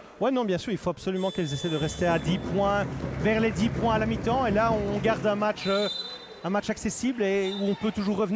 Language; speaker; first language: French; native; French